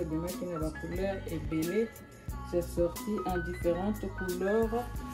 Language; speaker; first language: French; non-native, local second language; Swahili